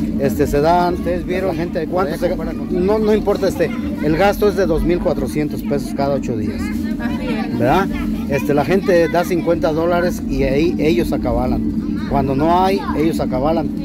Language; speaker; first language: Spanish; native; Spanish